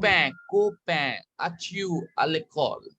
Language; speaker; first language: French; non-native, fluent; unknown